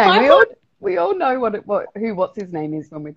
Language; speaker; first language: English; native; English